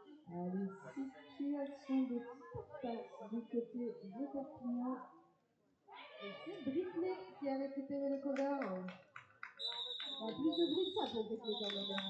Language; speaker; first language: French; native; French